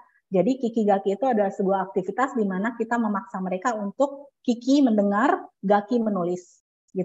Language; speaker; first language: Indonesian; native; Indonesian